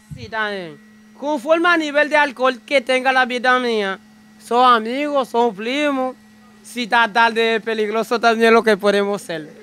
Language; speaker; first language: Spanish; non-native, learner; Haitian Creole